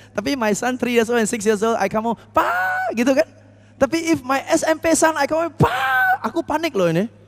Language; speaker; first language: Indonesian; non-native, fluent; English